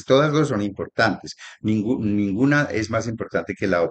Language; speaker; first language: Spanish; native; Spanish